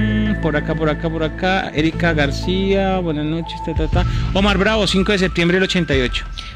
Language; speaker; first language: Spanish; native; Spanish